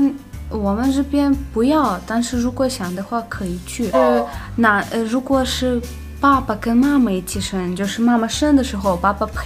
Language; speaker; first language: Chinese; non-native, fluent; Russian